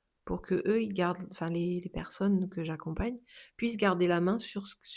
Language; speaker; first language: French; native; French